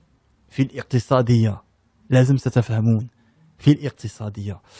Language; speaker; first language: Arabic; early bilingual, heritage; French